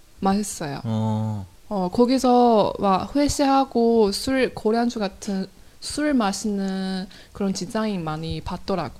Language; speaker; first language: Korean; non-native, fluent; Chinese